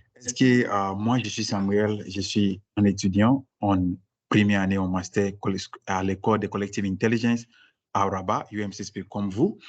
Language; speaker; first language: French; non-native, fluent; Akan